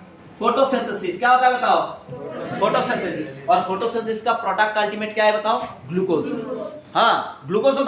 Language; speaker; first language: Hindi; non-native, local second language; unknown